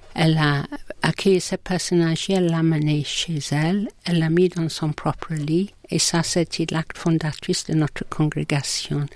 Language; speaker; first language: French; non-native, fluent; English